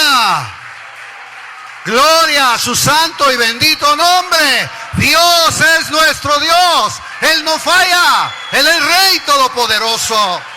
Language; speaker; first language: Spanish; native; Spanish